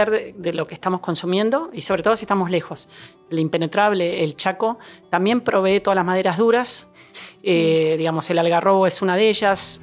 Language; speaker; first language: Spanish; native; Spanish